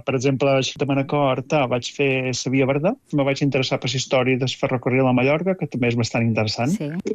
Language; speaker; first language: Catalan; native; Catalan